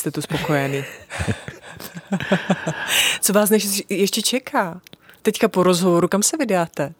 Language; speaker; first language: Czech; native; Czech